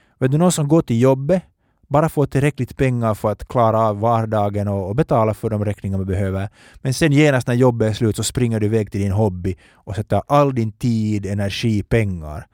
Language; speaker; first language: Swedish; native; Swedish